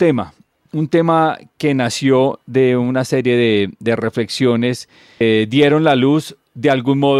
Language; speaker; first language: Spanish; native; Spanish